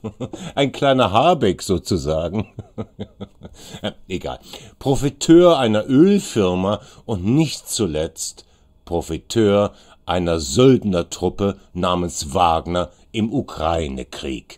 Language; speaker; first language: German; native; German